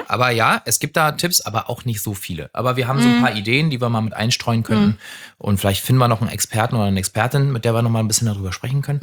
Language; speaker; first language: German; native; German